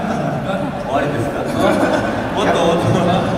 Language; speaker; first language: Japanese; non-native, learner; Korean